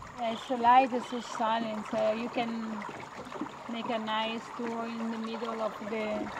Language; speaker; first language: English; non-native, learner; Italian